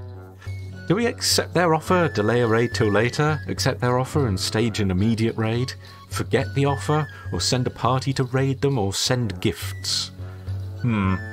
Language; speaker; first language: English; native; English